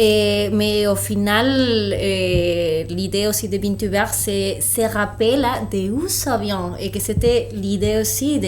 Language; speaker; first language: French; non-native, fluent; Spanish